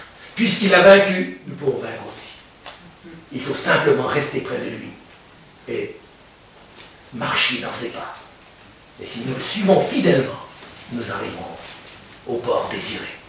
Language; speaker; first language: French; native; French